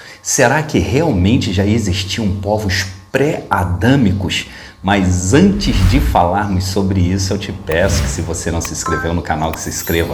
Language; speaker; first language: Portuguese; native; Portuguese